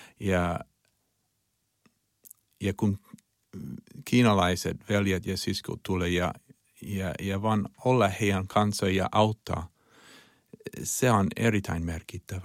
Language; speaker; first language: Finnish; non-native, learner; Chinese